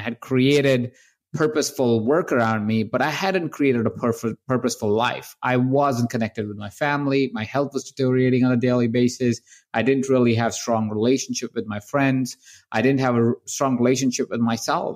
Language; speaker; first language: English; non-native, local second language; Hindi